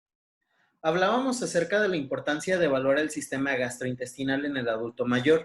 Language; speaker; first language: Spanish; native; Spanish